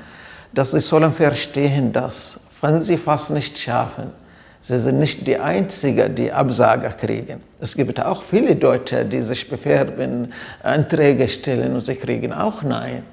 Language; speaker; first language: German; non-native, fluent; Arabic